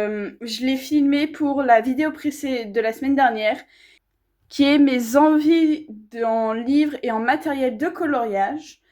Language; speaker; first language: French; native; French